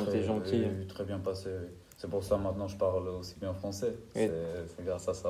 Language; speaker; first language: French; non-native, fluent; Albanian